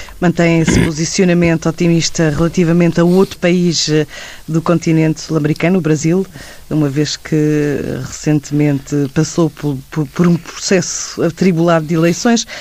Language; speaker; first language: Portuguese; native; Portuguese